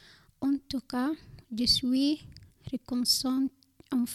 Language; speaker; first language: French; non-native, learner; Somali